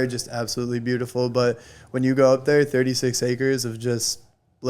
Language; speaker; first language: English; native; English